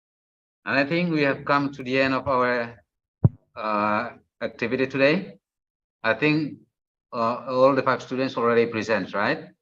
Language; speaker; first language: English; non-native, fluent; Indonesian